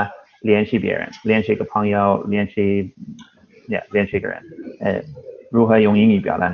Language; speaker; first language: Chinese; non-native, fluent; English